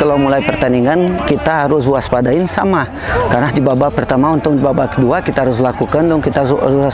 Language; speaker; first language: Indonesian; non-native, fluent; Portuguese